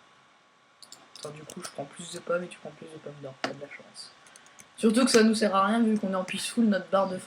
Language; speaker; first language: French; native; French